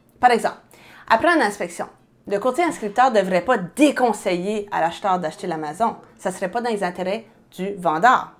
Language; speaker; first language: French; native; French